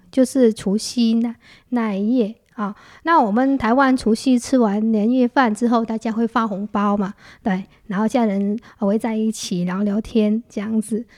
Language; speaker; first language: Chinese; non-native, fluent; Vietnamese